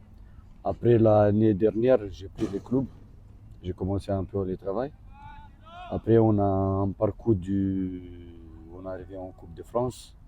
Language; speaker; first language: French; non-native, learner; Romanian